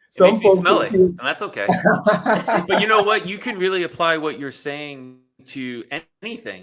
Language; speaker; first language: English; native; English